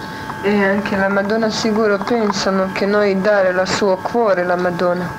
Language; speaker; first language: Italian; non-native, learner; Croatian